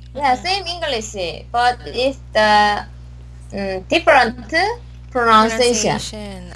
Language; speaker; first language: English; non-native, learner; Korean